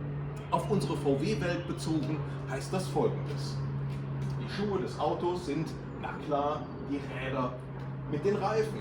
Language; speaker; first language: German; native; German